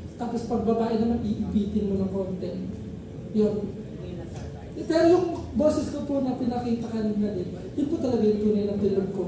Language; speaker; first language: Filipino; native; Filipino